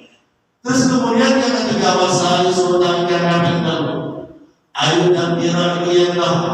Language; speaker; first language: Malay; non-native, local second language; Javanese